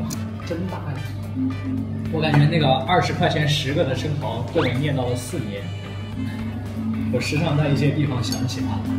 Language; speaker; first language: Chinese; native; Chinese